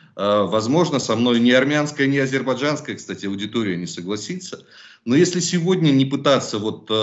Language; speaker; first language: Russian; native; Russian